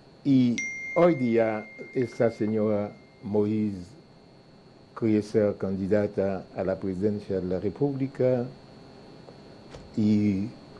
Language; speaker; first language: Spanish; non-native, fluent; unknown